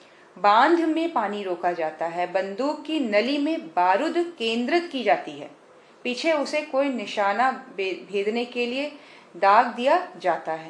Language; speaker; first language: Hindi; native; Hindi